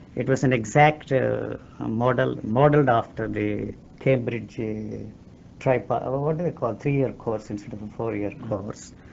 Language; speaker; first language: English; non-native, local second language; Telugu